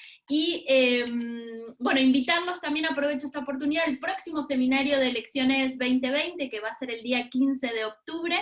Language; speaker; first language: Spanish; native; Spanish